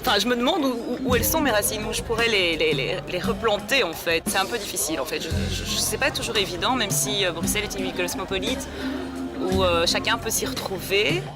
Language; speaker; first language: French; early bilingual, other home language; Portuguese